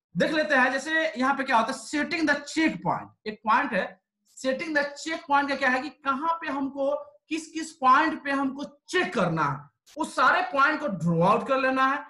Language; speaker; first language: Hindi; native; Hindi